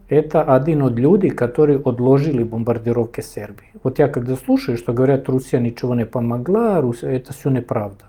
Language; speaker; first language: Russian; non-native, fluent; Serbian